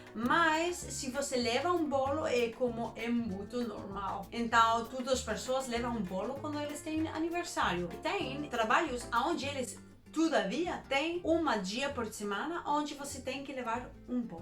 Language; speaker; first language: Portuguese; non-native, learner; Danish